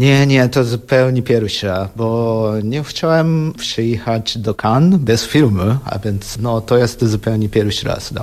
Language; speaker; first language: Polish; non-native, learner; Japanese